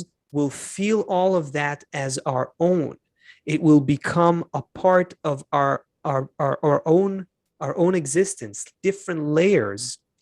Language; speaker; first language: English; non-native, fluent; Hebrew